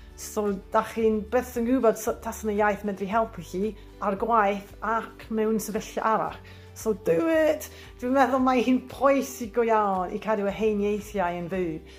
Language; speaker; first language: Welsh; non-native, learner; English